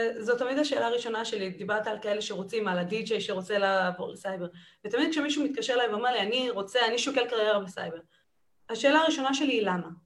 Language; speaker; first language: Hebrew; native; Hebrew